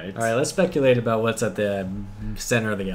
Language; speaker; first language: English; native; English